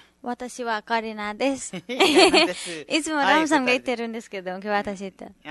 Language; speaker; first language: Japanese; non-native, learner; Nepali